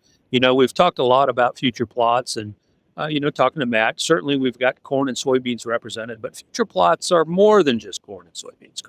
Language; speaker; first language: English; native; English